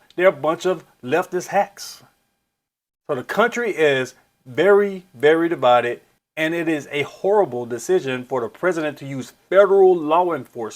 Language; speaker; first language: English; native; English